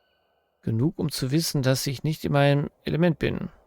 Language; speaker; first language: German; native; German